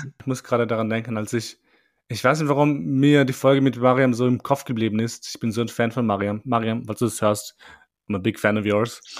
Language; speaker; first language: German; early bilingual, other home language; Albanian